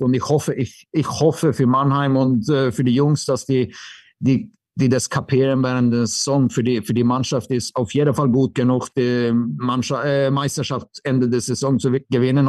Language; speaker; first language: German; non-native, fluent; Swedish